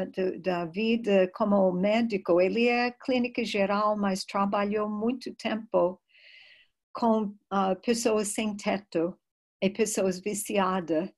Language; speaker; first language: Portuguese; non-native, fluent; English